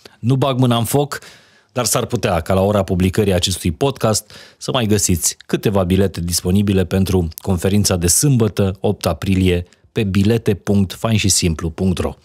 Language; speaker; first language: Romanian; native; Romanian